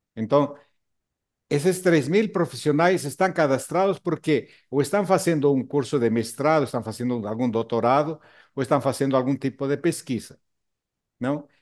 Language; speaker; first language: Portuguese; non-native, fluent; Spanish